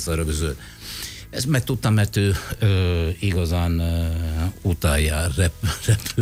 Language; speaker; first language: Hungarian; non-native, fluent; Italian